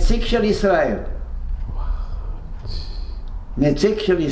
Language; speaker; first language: Hebrew; non-native, fluent; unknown